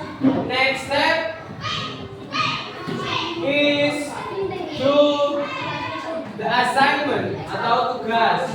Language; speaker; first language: English; non-native, learner; Indonesian